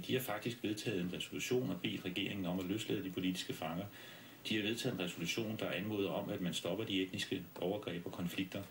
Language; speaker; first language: Danish; native; Danish